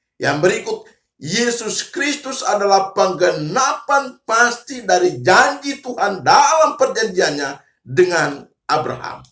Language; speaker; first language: Indonesian; native; Indonesian